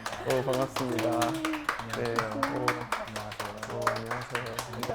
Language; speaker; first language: Korean; non-native, learner; Portuguese